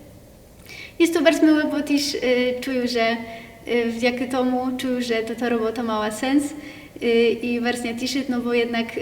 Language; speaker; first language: Polish; non-native, local second language; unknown